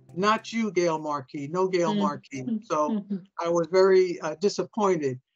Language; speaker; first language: English; native; English